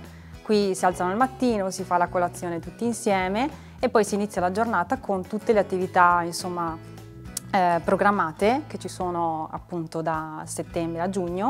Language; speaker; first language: Italian; native; Italian